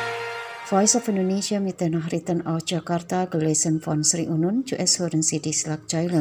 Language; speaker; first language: German; non-native, fluent; Indonesian